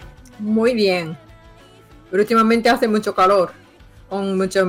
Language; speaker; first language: Spanish; non-native, fluent; Japanese